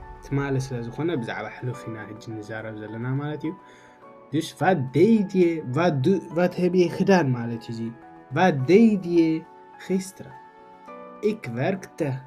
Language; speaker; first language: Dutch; non-native, learner; Tigrinya